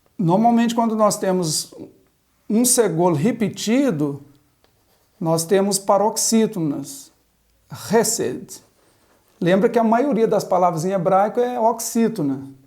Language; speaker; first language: Portuguese; native; Portuguese